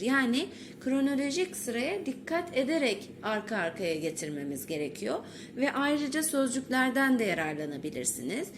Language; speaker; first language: Turkish; native; Turkish